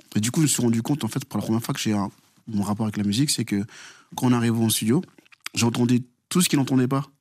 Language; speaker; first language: French; early bilingual, other home language; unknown